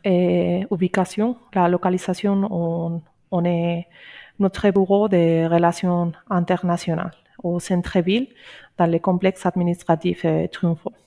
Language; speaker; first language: French; non-native, learner; Spanish